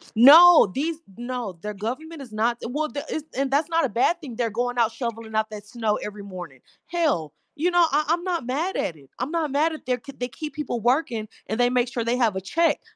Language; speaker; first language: English; native; English